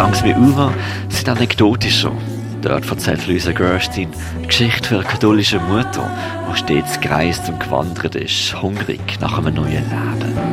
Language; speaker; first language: German; native; German